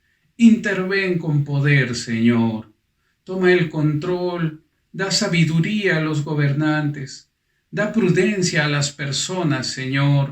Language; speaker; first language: Spanish; native; Spanish